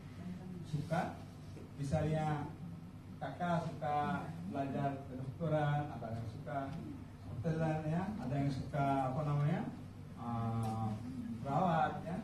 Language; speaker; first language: Indonesian; non-native, fluent; Bangla